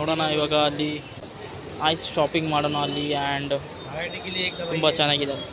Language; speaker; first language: Kannada; early bilingual, heritage; Kannada